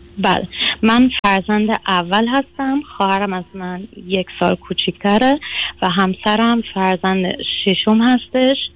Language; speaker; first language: Persian; early bilingual, heritage; Persian